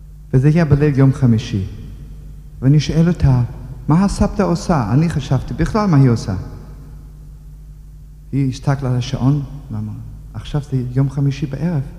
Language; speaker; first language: Hebrew; non-native, fluent; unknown